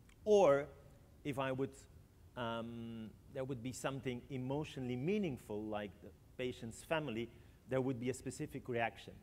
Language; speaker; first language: English; non-native, fluent; French